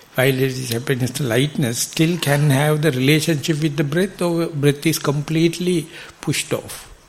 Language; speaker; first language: English; non-native, local second language; Sinhala